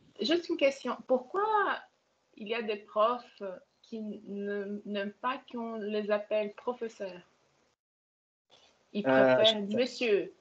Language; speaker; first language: French; non-native, fluent; Portuguese